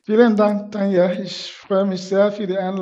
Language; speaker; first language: German; non-native, fluent; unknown